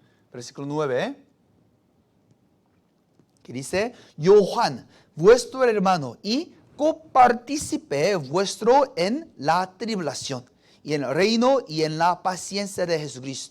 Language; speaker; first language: Spanish; non-native, fluent; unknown